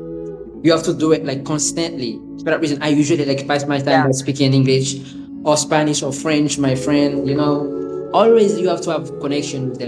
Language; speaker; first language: English; non-native, fluent; Haitian Creole